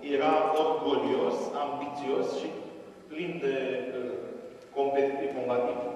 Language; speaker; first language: Romanian; native; Romanian